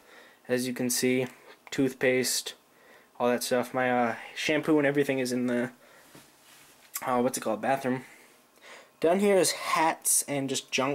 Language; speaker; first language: English; native; English